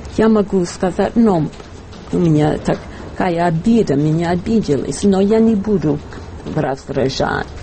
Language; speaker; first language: Russian; non-native, fluent; English